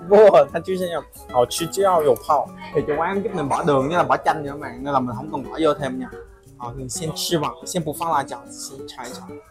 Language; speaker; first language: Chinese; early bilingual, heritage; Vietnamese